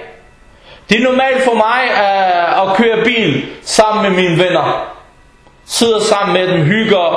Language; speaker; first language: Danish; early bilingual, other home language; Arabic